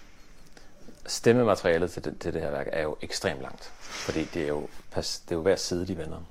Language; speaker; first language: Danish; native; Danish